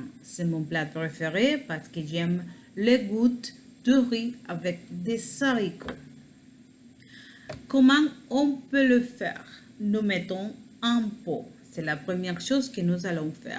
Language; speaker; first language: French; non-native, learner; Spanish